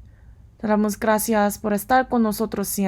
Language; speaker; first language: Spanish; non-native, fluent; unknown